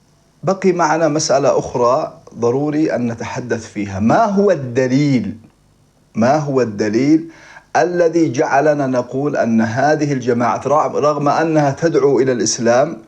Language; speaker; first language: Arabic; native; Arabic